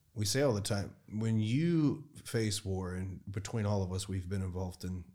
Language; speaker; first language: English; native; English